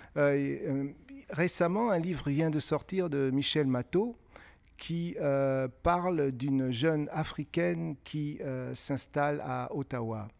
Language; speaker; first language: French; non-native, local second language; Kinyarwanda